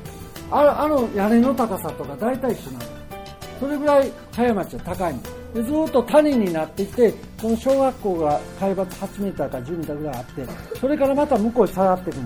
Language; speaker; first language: Japanese; native; Japanese